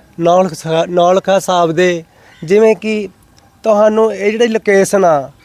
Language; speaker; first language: Punjabi; native; Punjabi